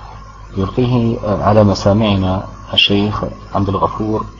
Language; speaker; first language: Arabic; native; Arabic